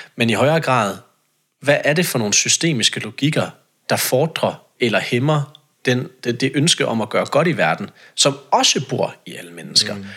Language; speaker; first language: Danish; native; Danish